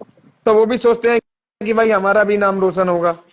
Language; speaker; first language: Hindi; native; Hindi